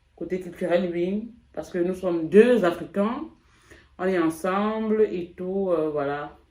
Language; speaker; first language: French; native; French